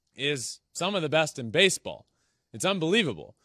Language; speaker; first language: English; native; English